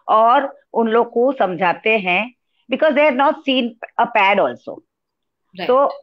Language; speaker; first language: Hindi; non-native, local second language; Gujarati